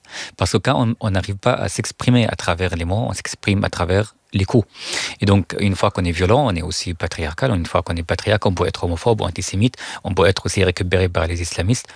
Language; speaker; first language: French; non-native, fluent; Arabic